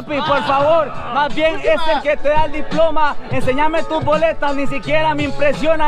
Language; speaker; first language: Spanish; native; Spanish